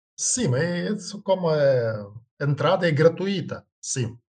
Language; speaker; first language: Portuguese; non-native, learner; Russian